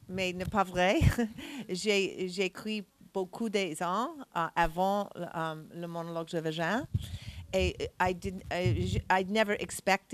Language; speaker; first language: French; non-native, learner; English